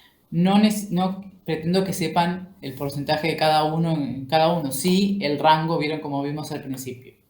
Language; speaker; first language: Spanish; native; Spanish